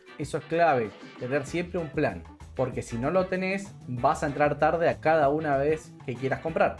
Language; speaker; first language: Spanish; native; Spanish